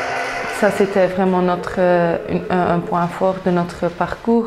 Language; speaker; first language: French; non-native, local second language; Dutch